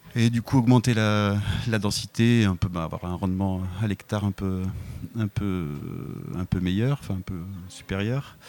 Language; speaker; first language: French; native; French